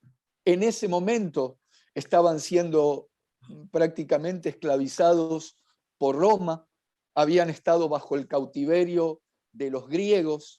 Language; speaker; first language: Spanish; native; Spanish